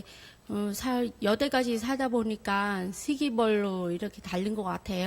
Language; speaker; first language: Korean; non-native, fluent; Vietnamese